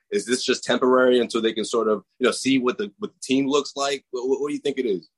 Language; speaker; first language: English; native; English